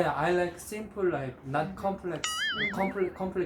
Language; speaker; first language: English; non-native, learner; Korean